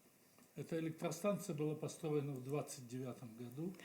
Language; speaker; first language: Russian; native; Russian